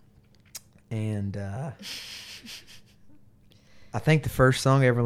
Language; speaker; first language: English; native; English